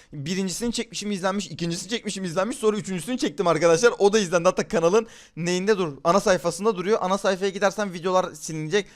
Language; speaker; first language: Turkish; native; Turkish